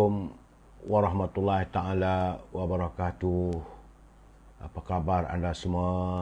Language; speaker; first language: Malay; native; Malay